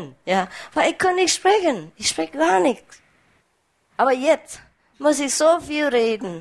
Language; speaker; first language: German; non-native, fluent; Vietnamese